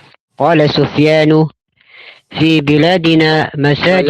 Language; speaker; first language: Arabic; non-native, learner; Filipino